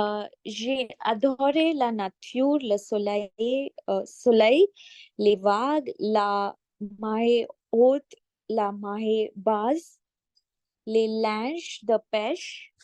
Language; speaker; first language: French; non-native, learner; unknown